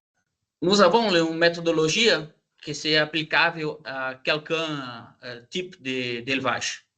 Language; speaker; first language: French; non-native, learner; Portuguese